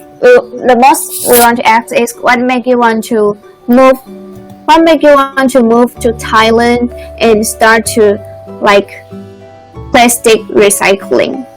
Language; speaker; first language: English; non-native, learner; Chinese